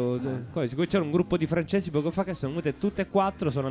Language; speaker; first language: Italian; native; Italian